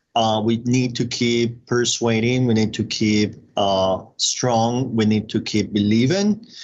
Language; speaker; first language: English; non-native, fluent; Spanish